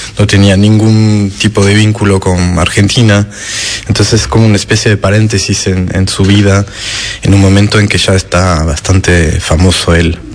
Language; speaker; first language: Spanish; non-native, fluent; French